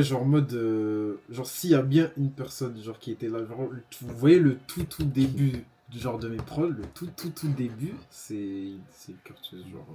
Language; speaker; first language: French; native; French